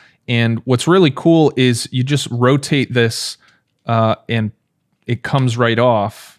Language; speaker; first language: English; native; English